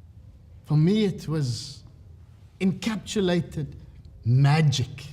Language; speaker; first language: English; native; English